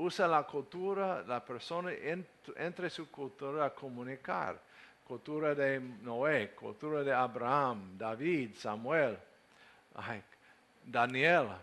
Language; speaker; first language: Spanish; non-native, learner; English